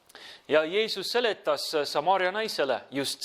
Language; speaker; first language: Estonian; non-native, fluent; English